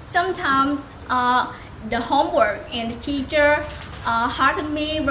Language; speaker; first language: English; non-native, learner; Vietnamese